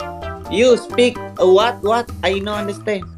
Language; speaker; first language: English; non-native, learner; Indonesian